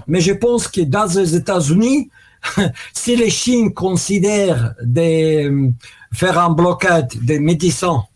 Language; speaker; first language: French; non-native, learner; Russian